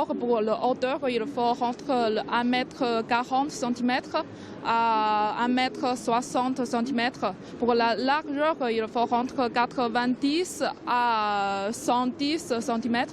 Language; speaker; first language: French; non-native, learner; Chinese